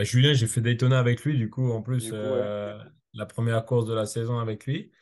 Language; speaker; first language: French; native; French